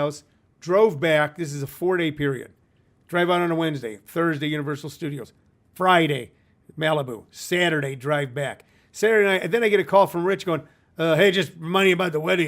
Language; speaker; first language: English; native; English